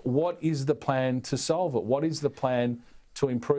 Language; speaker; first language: English; native; English